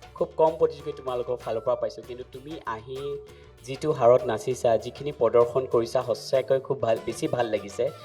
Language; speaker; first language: Assamese; native; Assamese